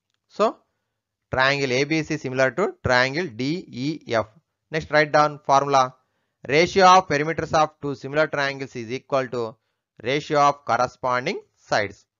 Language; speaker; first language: English; non-native, local second language; Telugu